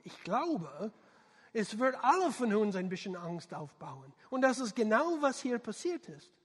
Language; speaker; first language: German; non-native, learner; English